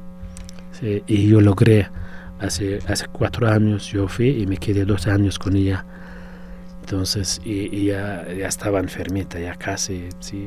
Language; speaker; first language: Spanish; non-native, fluent; Arabic